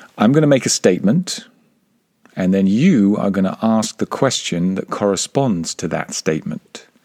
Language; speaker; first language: English; native; English